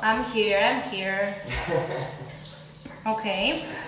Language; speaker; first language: English; non-native, fluent; Spanish